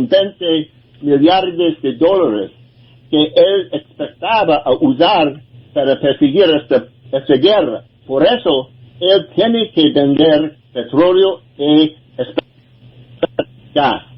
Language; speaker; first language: Spanish; non-native, learner; English